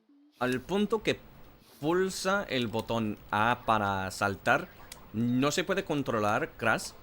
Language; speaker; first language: Spanish; non-native, learner; English